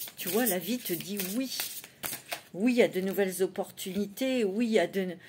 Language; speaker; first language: French; native; French